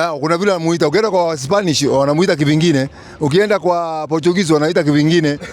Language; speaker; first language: Swahili; non-native, local second language; Kikuyu